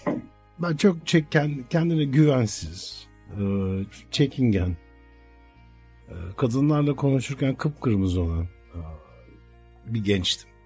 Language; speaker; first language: Turkish; native; Turkish